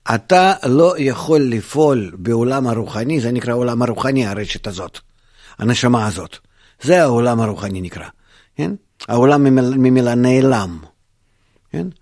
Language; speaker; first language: Hebrew; non-native, fluent; Russian